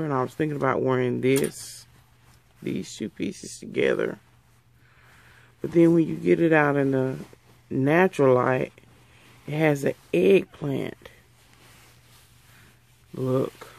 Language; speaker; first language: English; native; English